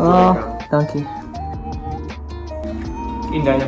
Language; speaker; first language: German; non-native, learner; Japanese